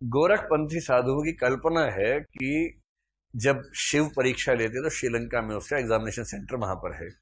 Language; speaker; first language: Hindi; native; Hindi